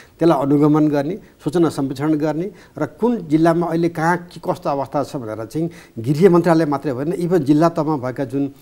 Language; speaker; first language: Nepali; native; Nepali